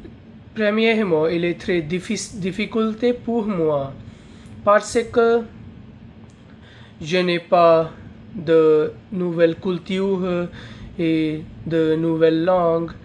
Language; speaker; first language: French; non-native, learner; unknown